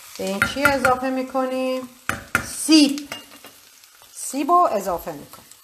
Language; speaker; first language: Persian; native; Persian